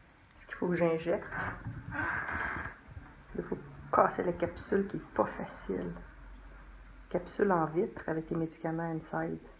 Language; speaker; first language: French; native; French